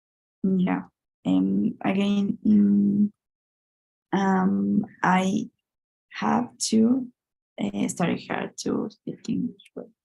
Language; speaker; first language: English; non-native, learner; Spanish